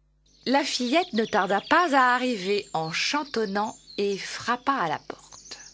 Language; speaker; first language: French; native; French